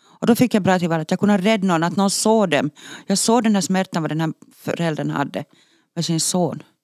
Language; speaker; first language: Swedish; native; Swedish